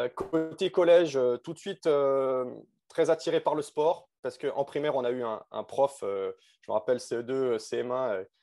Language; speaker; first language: French; native; French